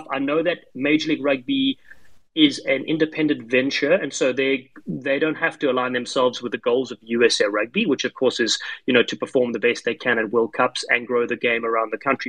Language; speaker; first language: English; native; English